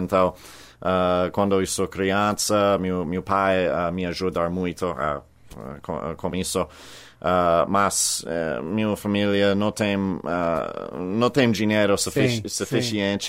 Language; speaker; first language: Portuguese; non-native, learner; English